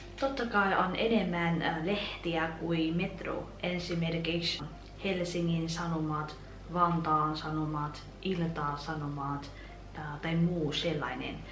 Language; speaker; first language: Finnish; non-native, fluent; Vietnamese